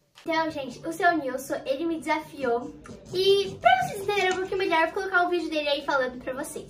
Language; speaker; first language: Portuguese; native; Portuguese